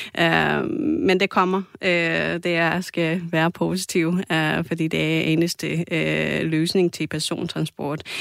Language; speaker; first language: Danish; non-native, fluent; Croatian